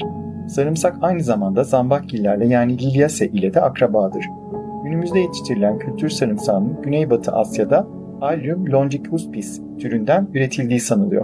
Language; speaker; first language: Turkish; native; Turkish